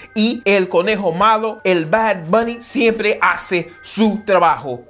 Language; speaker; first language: Spanish; non-native, fluent; English